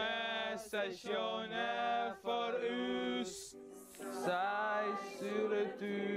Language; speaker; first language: Dutch; non-native, learner; Arabic